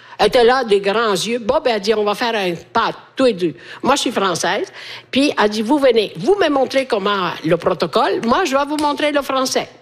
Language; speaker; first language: French; native; French